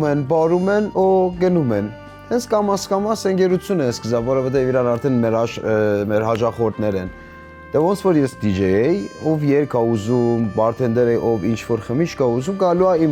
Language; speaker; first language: Armenian; non-native, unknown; Persian